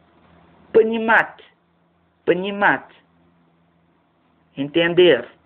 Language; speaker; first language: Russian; non-native, fluent; Portuguese